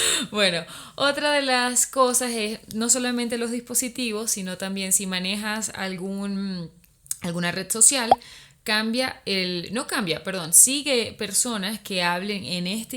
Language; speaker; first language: Spanish; native; Spanish